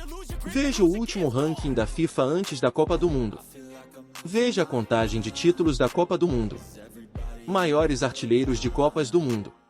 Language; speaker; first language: Portuguese; native; Portuguese